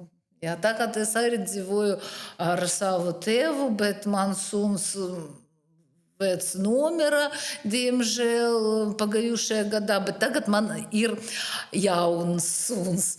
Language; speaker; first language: Latvian; non-native, learner; Russian